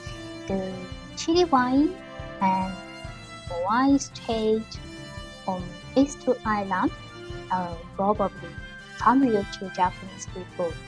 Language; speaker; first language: English; non-native, learner; Japanese